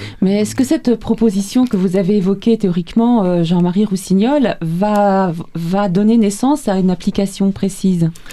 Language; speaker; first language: French; native; French